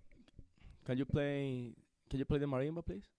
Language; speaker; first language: English; non-native, learner; Spanish